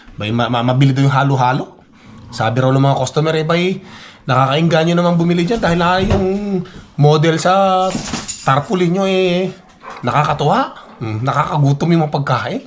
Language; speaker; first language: Filipino; non-native, local second language; Iloko